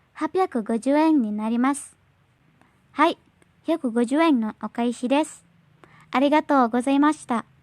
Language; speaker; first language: Japanese; non-native, learner; Indonesian